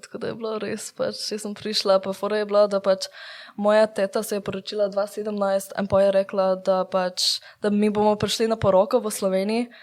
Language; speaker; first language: Slovenian; early bilingual, heritage; Slovenian